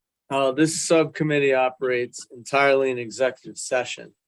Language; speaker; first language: English; native; English